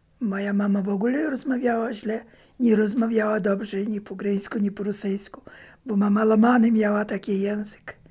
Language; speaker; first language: Polish; early bilingual, heritage; Polish